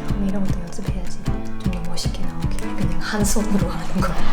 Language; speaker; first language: Korean; non-native, fluent; German